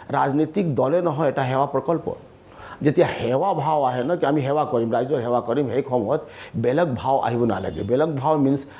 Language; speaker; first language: Assamese; non-native, local second language; Hindi